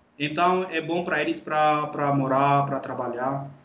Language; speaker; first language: Portuguese; non-native, learner; Urdu